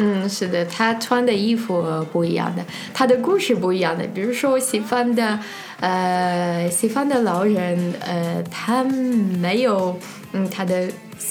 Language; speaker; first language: Chinese; non-native, fluent; Russian